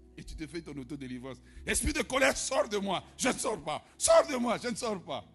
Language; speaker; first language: French; non-native, local second language; Lingala